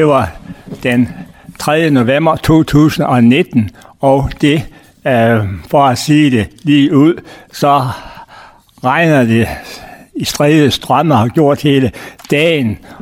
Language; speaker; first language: Danish; native; Danish